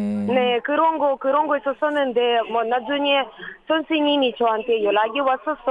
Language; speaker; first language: Korean; non-native, learner; Russian